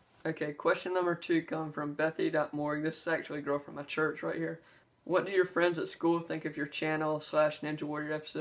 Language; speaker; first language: English; native; English